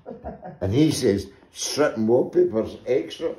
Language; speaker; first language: English; native; English